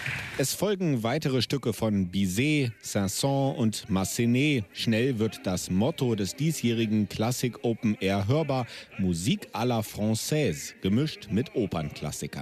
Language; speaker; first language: German; native; German